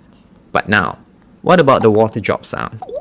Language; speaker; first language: English; native; English